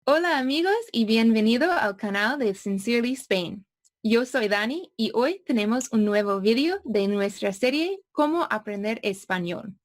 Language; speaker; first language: Spanish; non-native, fluent; English